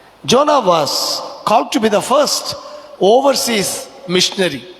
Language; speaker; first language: English; non-native, local second language; Tamil